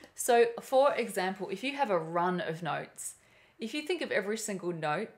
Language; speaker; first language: English; native; English